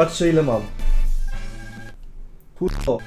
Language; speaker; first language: Polish; native; Polish